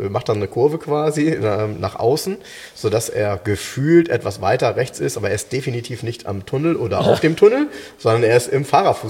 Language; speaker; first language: German; native; German